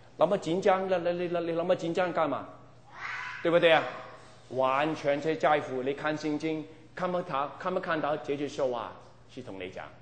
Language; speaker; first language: Chinese; non-native, local second language; Cantonese